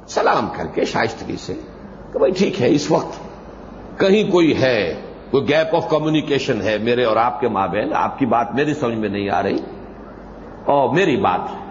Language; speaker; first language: Urdu; native; Urdu